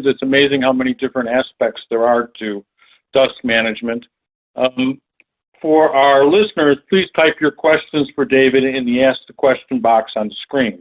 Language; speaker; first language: English; native; English